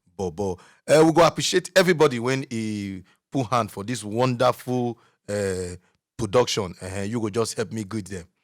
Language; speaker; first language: Nigerian Pidgin; native; Nigerian Pidgin